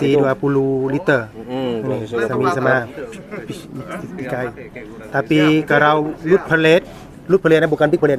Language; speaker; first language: Indonesian; non-native, learner; Thai